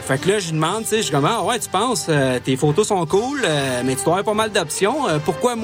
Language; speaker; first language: French; native; French